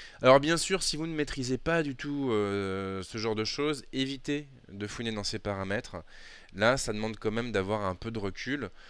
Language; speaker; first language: French; native; French